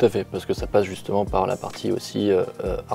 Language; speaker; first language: French; native; French